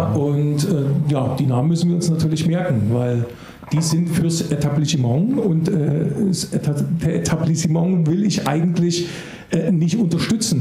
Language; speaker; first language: German; native; German